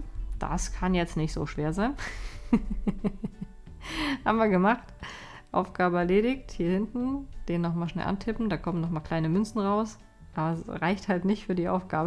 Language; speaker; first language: German; native; German